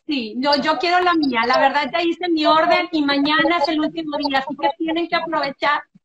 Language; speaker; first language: Spanish; native; Spanish